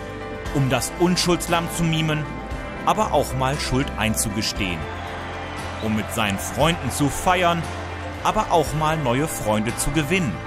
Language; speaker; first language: German; native; German